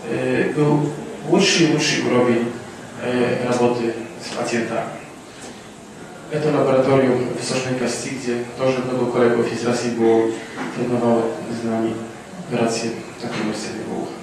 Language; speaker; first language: Russian; non-native, fluent; Polish